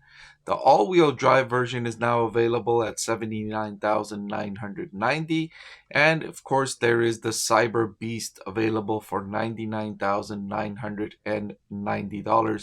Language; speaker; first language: English; native; English